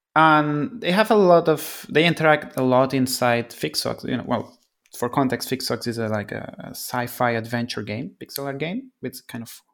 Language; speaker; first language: English; non-native, fluent; Spanish